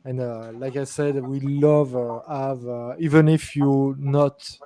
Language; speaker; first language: English; non-native, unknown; French